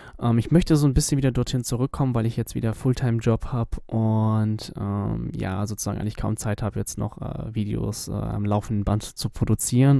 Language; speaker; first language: German; native; German